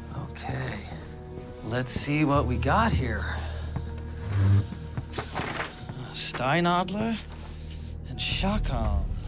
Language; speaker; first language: English; native; English